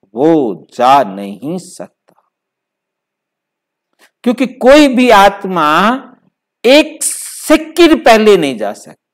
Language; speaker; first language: Hindi; native; Hindi